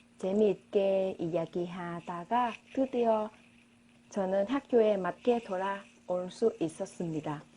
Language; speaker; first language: Korean; non-native, learner; Vietnamese